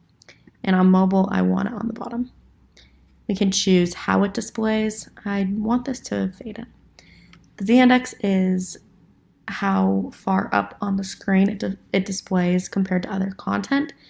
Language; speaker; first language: English; native; English